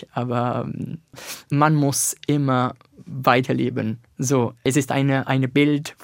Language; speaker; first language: German; non-native, learner; Italian